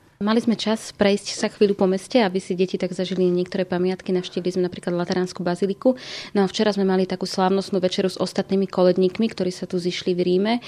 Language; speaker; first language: Slovak; native; Slovak